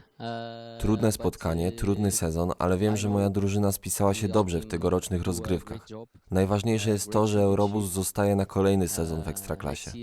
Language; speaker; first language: Polish; native; Polish